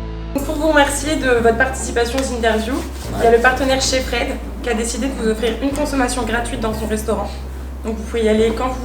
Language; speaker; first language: French; native; French